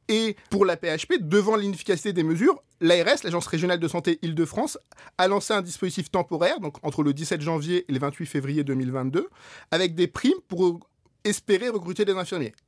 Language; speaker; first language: French; native; French